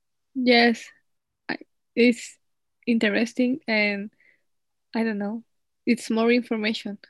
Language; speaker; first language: English; non-native, learner; Spanish